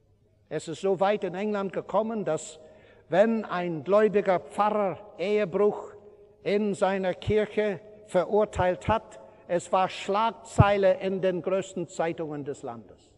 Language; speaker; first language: German; non-native, fluent; English